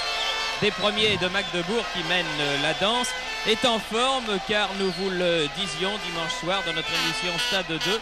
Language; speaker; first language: French; native; French